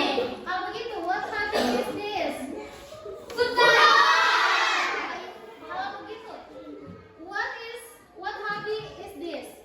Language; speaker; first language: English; non-native, fluent; Indonesian